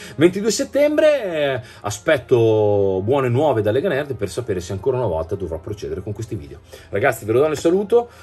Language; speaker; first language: Italian; native; Italian